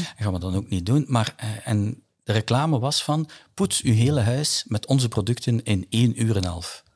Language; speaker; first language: Dutch; native; Dutch